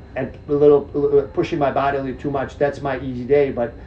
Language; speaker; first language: English; early bilingual, other home language; Czech